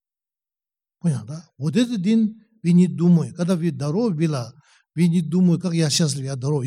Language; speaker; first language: Russian; non-native, learner; Tibetan